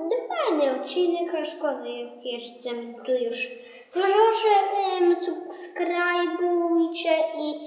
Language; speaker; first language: Polish; early bilingual, heritage; Polish